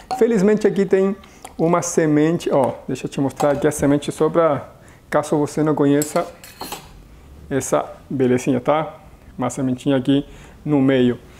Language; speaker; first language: Portuguese; non-native, fluent; Spanish